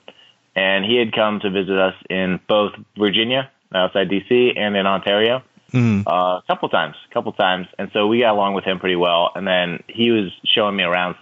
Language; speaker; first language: English; native; English